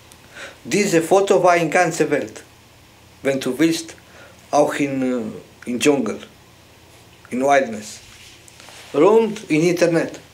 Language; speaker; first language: German; non-native, learner; Romanian